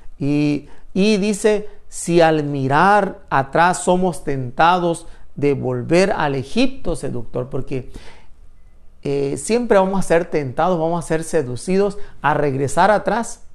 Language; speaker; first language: Spanish; native; Spanish